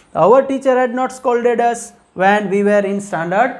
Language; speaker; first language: English; non-native, local second language; Gujarati